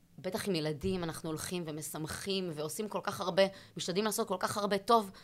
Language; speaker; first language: Hebrew; native; Hebrew